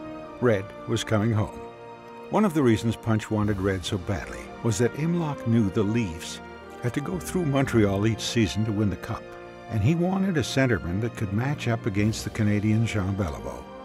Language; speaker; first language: English; native; English